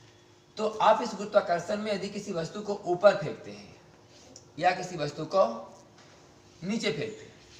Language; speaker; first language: Hindi; native; Hindi